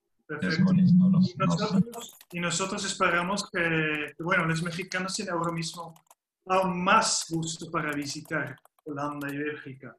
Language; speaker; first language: Spanish; non-native, fluent; Dutch